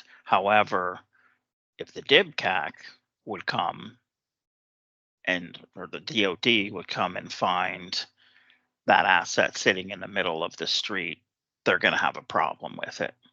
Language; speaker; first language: English; native; English